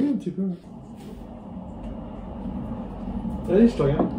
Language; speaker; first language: French; native; French